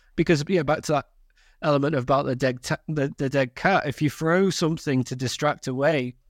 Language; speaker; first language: English; native; English